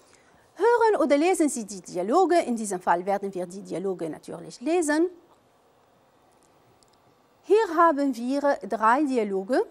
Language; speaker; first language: German; non-native, fluent; Arabic